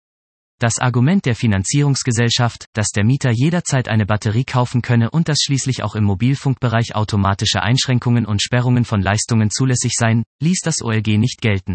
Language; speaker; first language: German; native; German